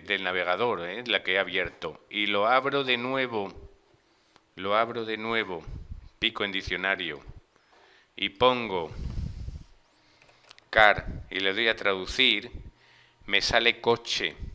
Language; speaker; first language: Spanish; native; Spanish